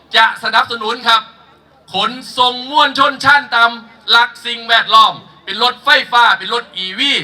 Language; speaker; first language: Thai; native; Thai